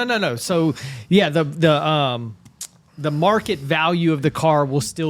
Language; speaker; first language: English; native; English